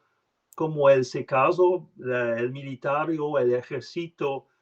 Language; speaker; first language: Spanish; non-native, learner; French